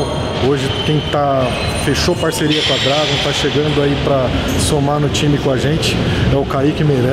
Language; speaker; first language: Portuguese; native; Portuguese